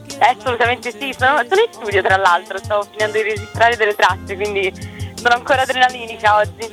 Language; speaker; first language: Italian; early bilingual, other home language; Arabic